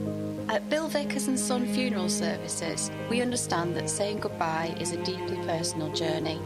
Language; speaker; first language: English; native; English